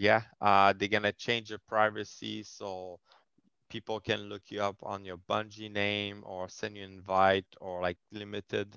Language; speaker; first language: English; non-native, fluent; French